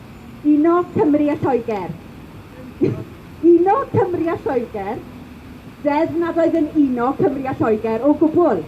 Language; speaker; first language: Welsh; native; Welsh